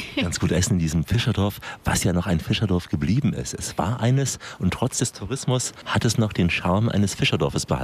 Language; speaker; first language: German; native; German